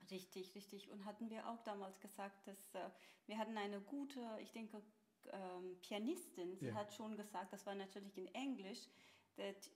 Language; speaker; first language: German; non-native, fluent; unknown